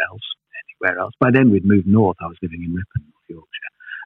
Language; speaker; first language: English; native; English